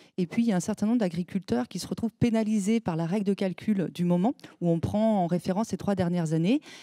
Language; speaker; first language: French; native; French